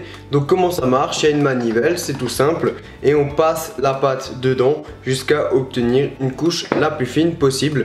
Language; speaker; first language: French; native; French